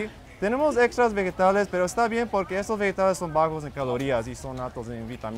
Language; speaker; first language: Spanish; early bilingual, heritage; Spanish